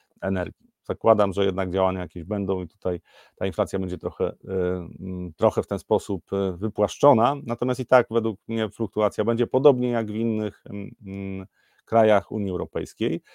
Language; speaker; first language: Polish; native; Polish